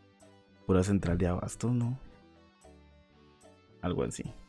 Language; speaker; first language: Spanish; native; Spanish